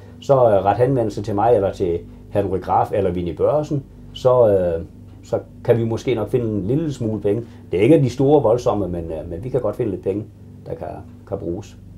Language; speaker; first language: Danish; native; Danish